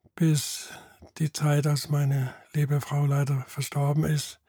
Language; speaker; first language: German; native; German